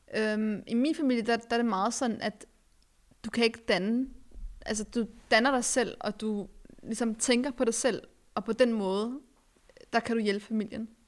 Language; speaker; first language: Danish; early bilingual, other home language; Arabic